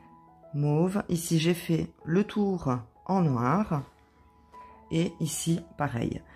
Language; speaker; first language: French; native; French